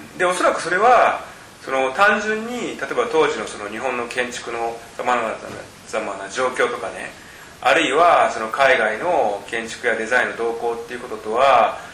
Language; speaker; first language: Japanese; native; Japanese